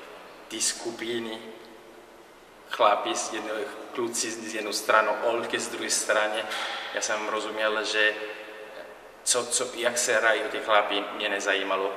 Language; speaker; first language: Czech; non-native, learner; Italian